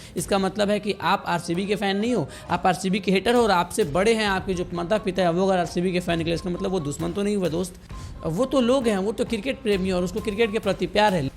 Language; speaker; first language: Hindi; native; Hindi